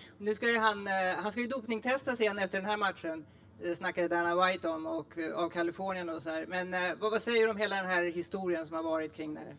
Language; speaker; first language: Swedish; native; Swedish